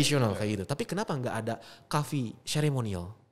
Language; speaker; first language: Indonesian; native; Indonesian